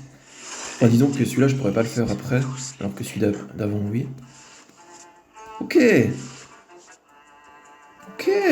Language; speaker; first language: French; native; French